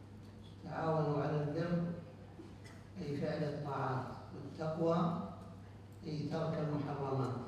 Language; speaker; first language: Arabic; native; Arabic